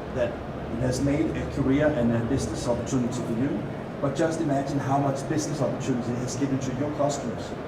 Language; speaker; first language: English; non-native, fluent; Danish